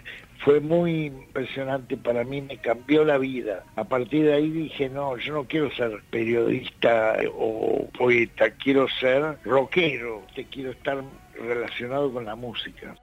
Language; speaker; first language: Spanish; native; Spanish